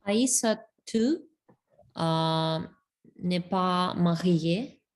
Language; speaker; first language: French; non-native, learner; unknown